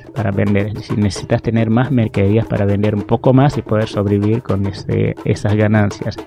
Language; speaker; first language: Spanish; non-native, fluent; Wolof